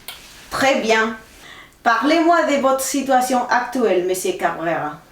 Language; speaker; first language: French; non-native, fluent; Spanish